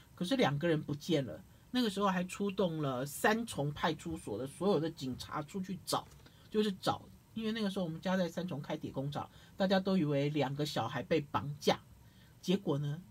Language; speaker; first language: Chinese; native; Chinese